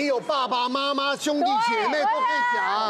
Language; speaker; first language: Chinese; native; Chinese